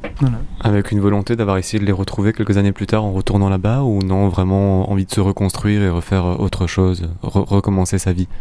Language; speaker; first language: French; native; French